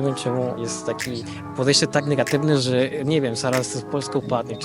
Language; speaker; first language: Polish; non-native, fluent; Japanese